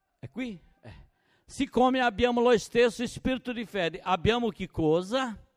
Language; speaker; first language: Italian; non-native, fluent; Portuguese